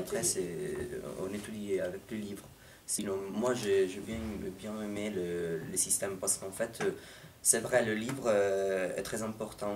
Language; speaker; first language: French; non-native, fluent; Italian